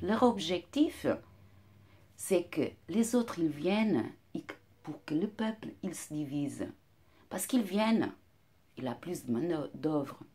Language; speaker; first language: French; non-native, fluent; Portuguese